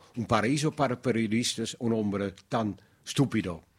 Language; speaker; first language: Spanish; non-native, learner; Dutch